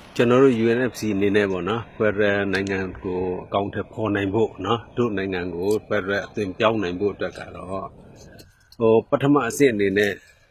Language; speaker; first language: Burmese; non-native, local second language; Mon